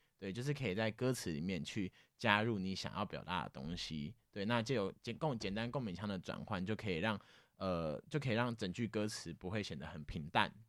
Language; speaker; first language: Chinese; native; Chinese